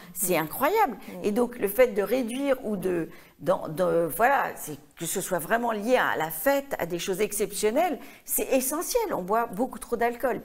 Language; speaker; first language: French; native; French